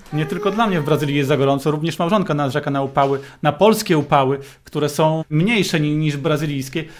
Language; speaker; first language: Polish; native; Polish